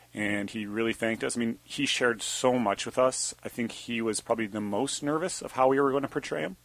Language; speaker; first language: English; native; English